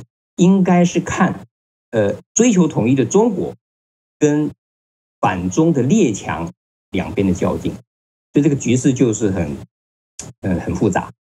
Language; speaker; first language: Chinese; native; Chinese